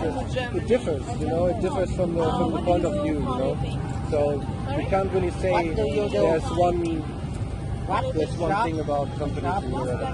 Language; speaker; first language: English; non-native, fluent; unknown